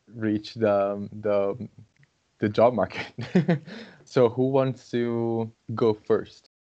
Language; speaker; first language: English; non-native, fluent; Portuguese